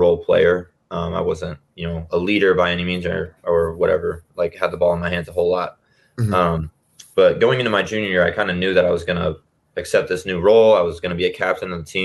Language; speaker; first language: English; native; English